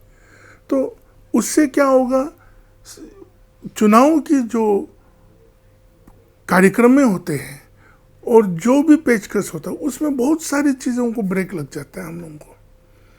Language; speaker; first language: Hindi; non-native, local second language; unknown